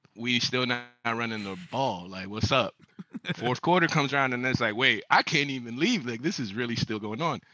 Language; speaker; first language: English; early bilingual, other home language; Spanish